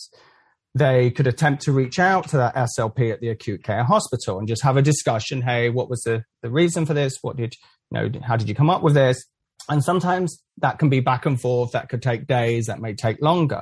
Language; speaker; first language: English; native; English